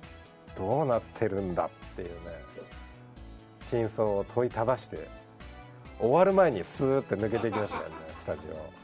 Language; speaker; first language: Japanese; native; Japanese